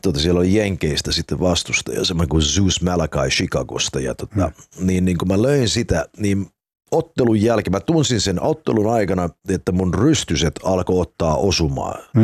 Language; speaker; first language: Finnish; early bilingual, heritage; Finnish